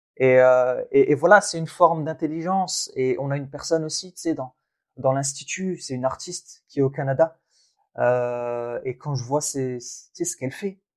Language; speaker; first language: French; early bilingual, other home language; Arabic